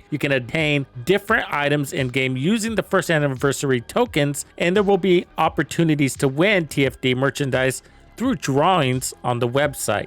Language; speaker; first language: English; native; English